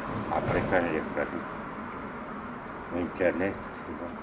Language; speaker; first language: French; non-native, learner; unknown